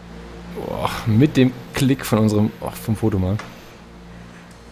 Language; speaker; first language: German; native; German